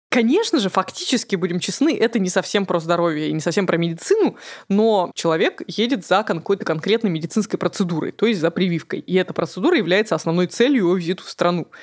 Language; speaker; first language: Russian; native; Russian